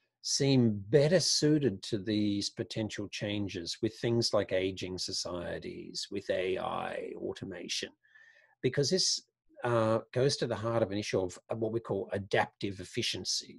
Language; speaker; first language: English; native; English